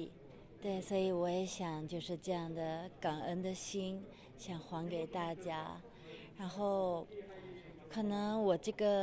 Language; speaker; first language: Chinese; non-native, fluent; Japanese